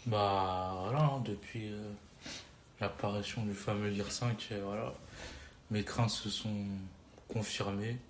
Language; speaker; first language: French; native; French